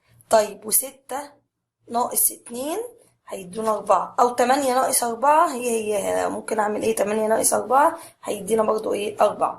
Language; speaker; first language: Arabic; native; Arabic